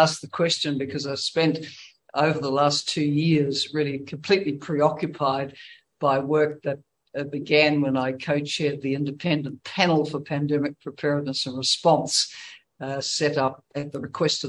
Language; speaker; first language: English; native; English